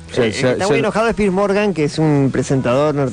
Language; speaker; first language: Spanish; native; Spanish